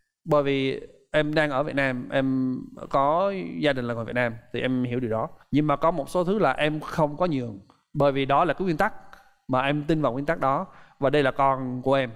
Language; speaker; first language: Vietnamese; non-native, fluent; English